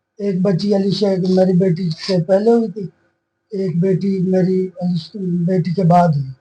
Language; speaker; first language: Urdu; non-native, local second language; Punjabi